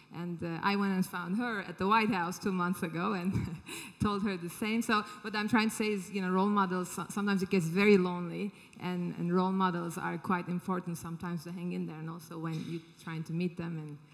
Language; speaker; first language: English; non-native, fluent; Turkish